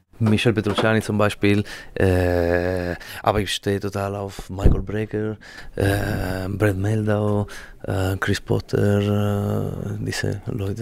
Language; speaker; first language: German; non-native, fluent; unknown